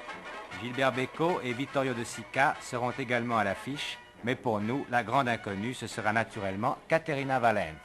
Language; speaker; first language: French; native; French